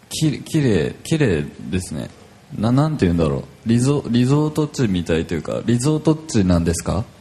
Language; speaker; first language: Japanese; native; Japanese